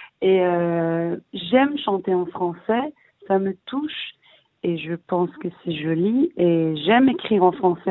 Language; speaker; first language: French; early bilingual, heritage; Hebrew